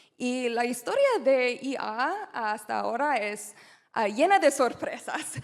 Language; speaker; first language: Spanish; non-native, learner; English